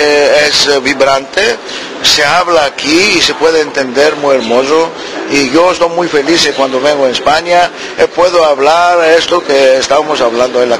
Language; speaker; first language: Spanish; early bilingual, heritage; Ladino